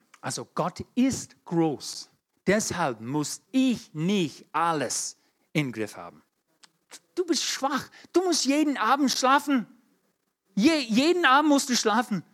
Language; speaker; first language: German; non-native, fluent; English